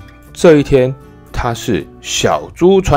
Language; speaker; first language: Chinese; native; Chinese